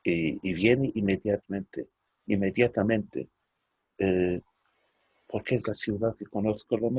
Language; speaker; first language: Spanish; early bilingual, heritage; Turkish